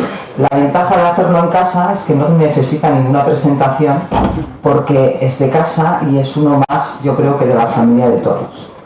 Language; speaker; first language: Spanish; native; Spanish